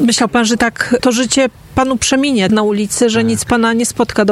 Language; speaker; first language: Polish; native; Polish